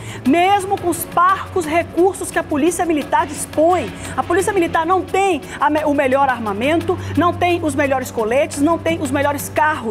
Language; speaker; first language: Portuguese; native; Portuguese